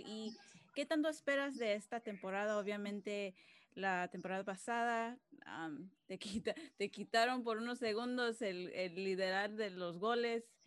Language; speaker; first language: Spanish; early bilingual, other home language; English